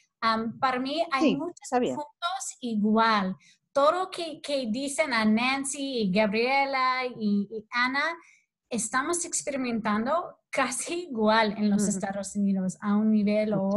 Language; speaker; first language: Spanish; non-native, fluent; English